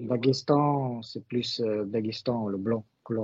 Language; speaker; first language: French; non-native, learner; Russian